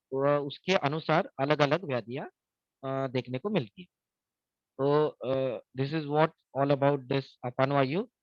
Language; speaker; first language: Hindi; non-native, local second language; Marathi